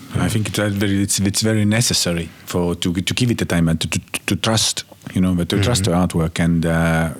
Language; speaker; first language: English; non-native, fluent; Estonian